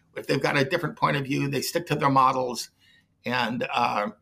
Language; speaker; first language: English; native; English